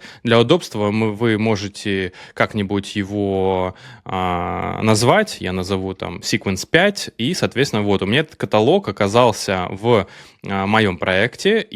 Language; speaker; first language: Russian; native; Russian